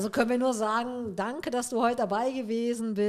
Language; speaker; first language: German; native; German